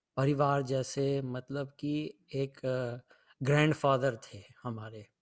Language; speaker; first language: Hindi; early bilingual, heritage; Hindi